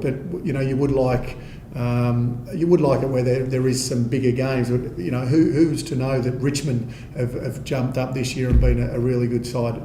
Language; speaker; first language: English; native; English